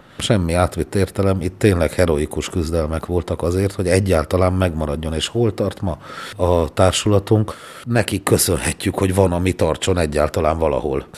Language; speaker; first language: Hungarian; native; Hungarian